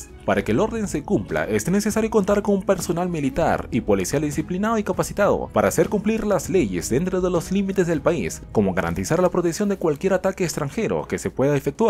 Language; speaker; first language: Spanish; native; Spanish